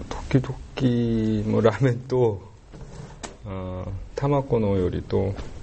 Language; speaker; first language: Japanese; non-native, learner; Korean